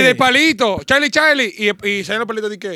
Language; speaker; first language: Spanish; native; Spanish